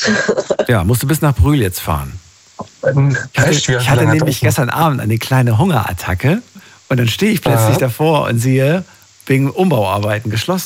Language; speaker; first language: German; native; German